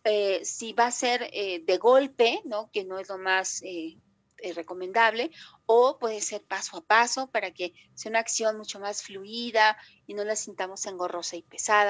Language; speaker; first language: Spanish; native; Spanish